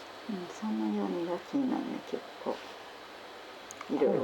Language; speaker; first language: Japanese; native; Japanese